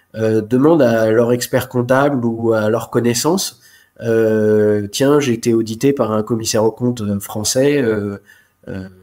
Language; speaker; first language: French; native; French